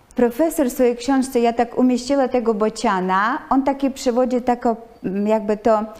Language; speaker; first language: Polish; non-native, fluent; Ukrainian